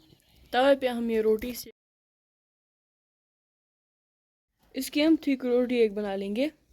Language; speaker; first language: Hindi; non-native, local second language; Kashmiri